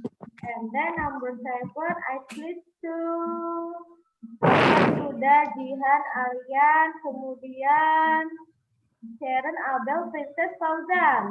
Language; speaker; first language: English; non-native, fluent; Indonesian